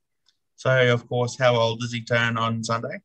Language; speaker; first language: English; native; English